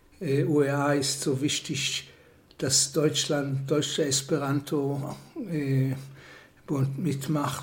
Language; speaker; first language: German; non-native, fluent; Hebrew